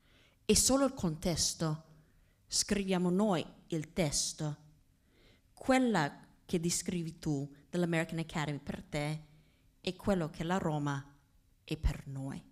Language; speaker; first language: Italian; non-native, fluent; English